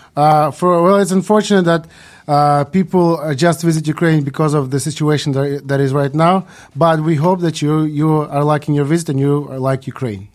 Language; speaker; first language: English; non-native, fluent; Ukrainian